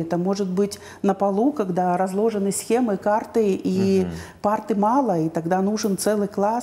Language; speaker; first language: Russian; native; Russian